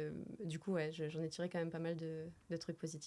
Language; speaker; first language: French; native; French